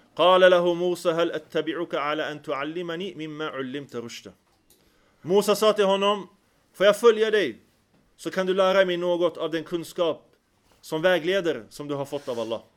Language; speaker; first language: Swedish; early bilingual, other home language; Arabic